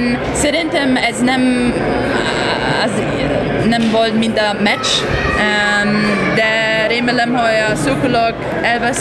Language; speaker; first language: Hungarian; non-native, learner; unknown